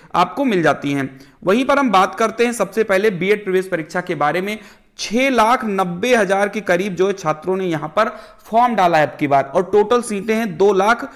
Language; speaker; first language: Hindi; native; Hindi